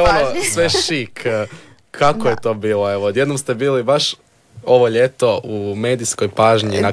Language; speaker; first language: Serbian; native; Serbian